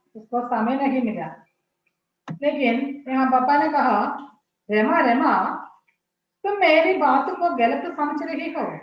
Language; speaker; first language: Hindi; non-native, local second language; Malayalam